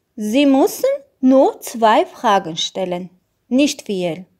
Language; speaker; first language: German; non-native, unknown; Russian